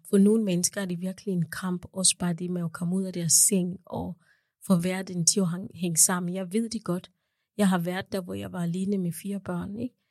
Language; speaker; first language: Danish; non-native, fluent; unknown